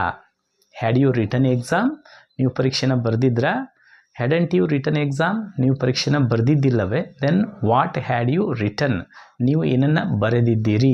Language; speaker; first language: Kannada; native; Kannada